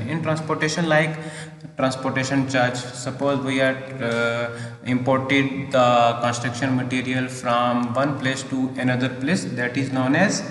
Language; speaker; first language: English; non-native, local second language; Hindi